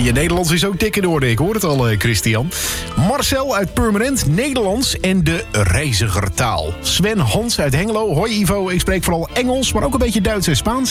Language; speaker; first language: Dutch; native; Dutch